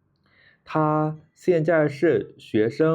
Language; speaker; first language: Chinese; non-native, fluent; Khmer